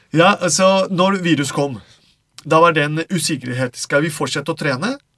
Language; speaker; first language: Norwegian; non-native, fluent; Spanish